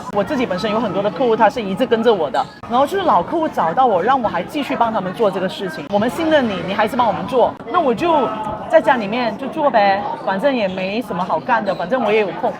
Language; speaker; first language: Chinese; native; Chinese